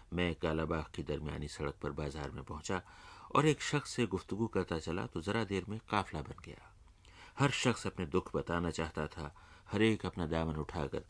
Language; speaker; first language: Urdu; native; Urdu